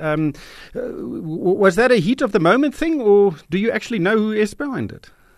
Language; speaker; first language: English; non-native, local second language; Afrikaans